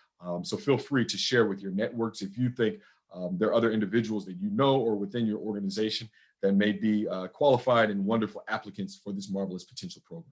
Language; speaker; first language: English; native; English